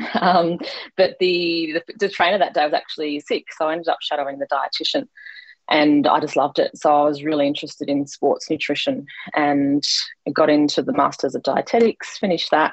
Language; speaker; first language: English; native; English